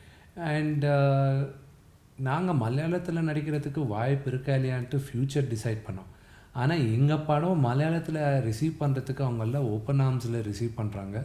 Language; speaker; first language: Tamil; non-native, local second language; Telugu